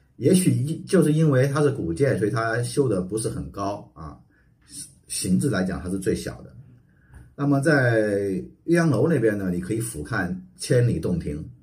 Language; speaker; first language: Chinese; native; Chinese